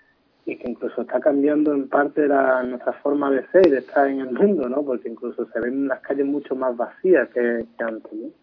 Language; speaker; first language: Spanish; native; Spanish